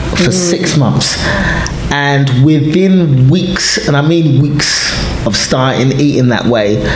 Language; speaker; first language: English; native; English